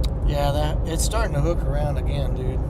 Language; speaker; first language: English; native; English